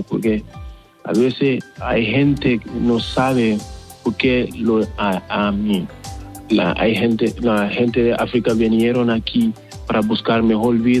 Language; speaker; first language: Spanish; non-native, learner; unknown